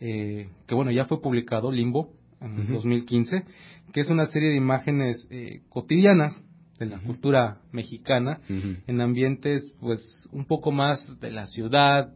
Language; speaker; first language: Spanish; native; Spanish